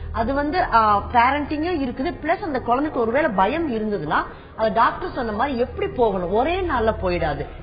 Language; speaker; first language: Tamil; native; Tamil